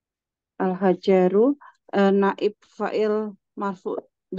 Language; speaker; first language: Arabic; non-native, learner; Indonesian